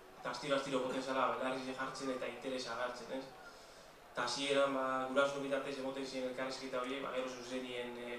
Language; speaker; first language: Basque; native; Basque